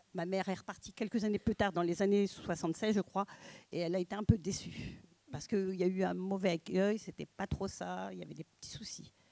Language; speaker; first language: French; native; French